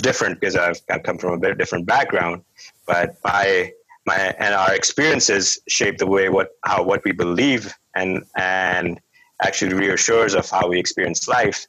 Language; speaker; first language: English; non-native, local second language; Urdu